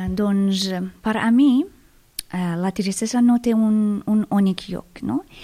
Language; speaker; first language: Catalan; non-native, fluent; Persian